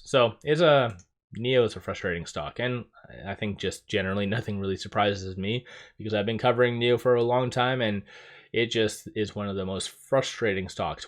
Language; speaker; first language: English; native; English